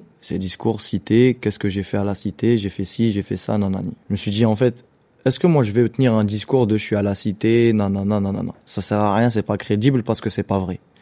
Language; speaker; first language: French; non-native, local second language; Arabic